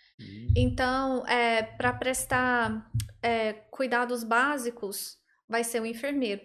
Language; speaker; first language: Portuguese; native; Portuguese